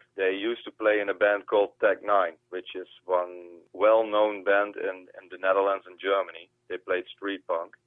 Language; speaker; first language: English; non-native, fluent; Dutch